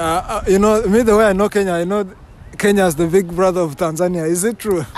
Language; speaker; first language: English; non-native, local second language; Kinyarwanda